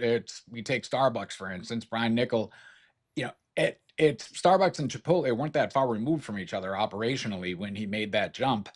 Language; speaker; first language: English; native; English